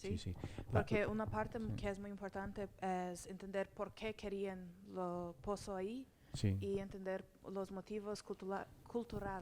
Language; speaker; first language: Spanish; non-native, learner; English